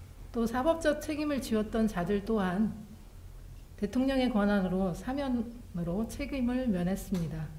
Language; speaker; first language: Korean; native; Korean